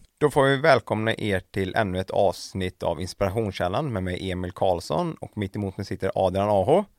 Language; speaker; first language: Swedish; native; Swedish